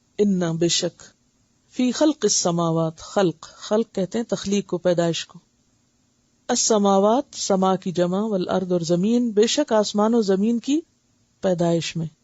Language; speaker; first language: Urdu; native; Urdu